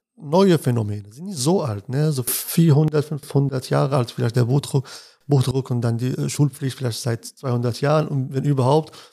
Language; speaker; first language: German; non-native, fluent; Arabic